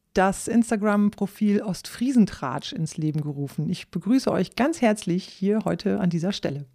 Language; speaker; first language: German; native; German